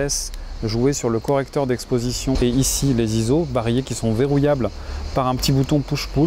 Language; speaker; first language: French; native; French